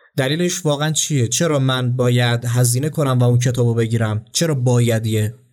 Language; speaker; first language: Persian; native; Persian